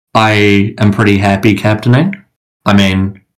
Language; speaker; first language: English; native; English